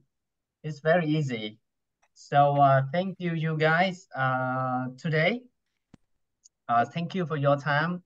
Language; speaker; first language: English; non-native, learner; Vietnamese